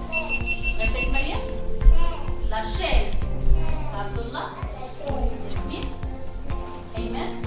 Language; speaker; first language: French; non-native, local second language; Arabic